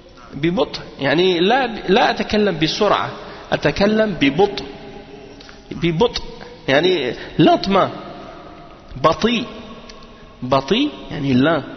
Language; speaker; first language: Arabic; non-native, fluent; French